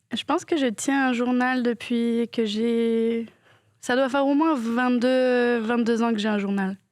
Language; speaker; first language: French; native; French